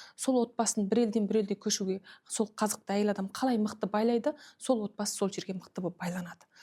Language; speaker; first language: Kazakh; early bilingual, heritage; Kazakh